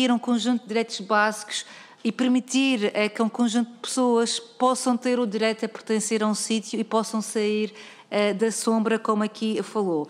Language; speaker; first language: Portuguese; native; Portuguese